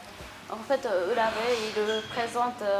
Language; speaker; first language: French; non-native, fluent; Japanese